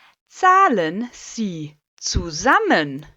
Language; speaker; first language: German; non-native, fluent; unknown